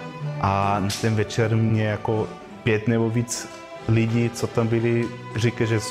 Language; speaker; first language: Czech; non-native, learner; German